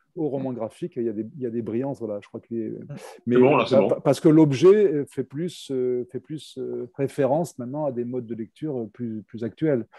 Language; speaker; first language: French; native; French